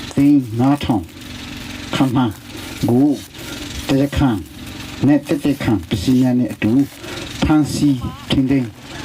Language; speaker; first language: Burmese; non-native, local second language; Hakha Chin